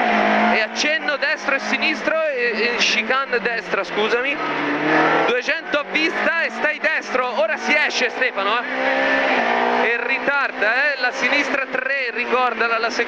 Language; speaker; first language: Italian; native; Italian